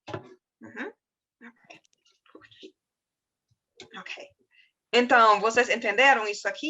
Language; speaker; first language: Portuguese; non-native, fluent; German